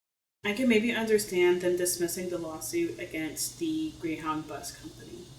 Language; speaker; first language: English; native; English